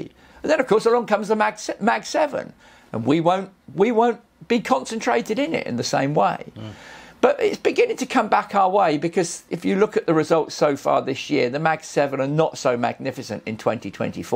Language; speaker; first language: English; native; English